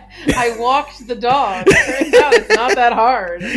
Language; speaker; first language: English; native; English